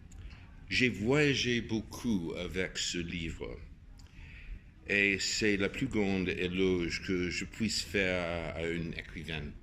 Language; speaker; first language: French; non-native, fluent; English